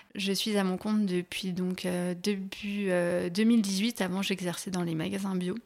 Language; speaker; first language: French; native; French